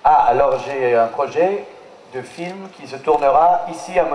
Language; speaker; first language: French; native; French